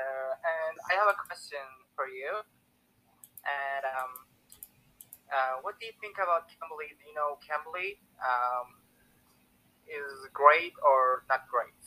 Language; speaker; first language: English; non-native, learner; Turkish